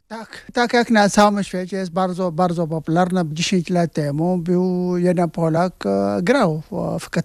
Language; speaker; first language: Polish; non-native, learner; Arabic